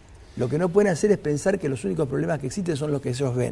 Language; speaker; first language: Spanish; native; Spanish